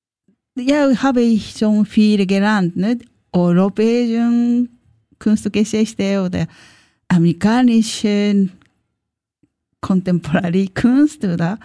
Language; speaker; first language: German; non-native, learner; Japanese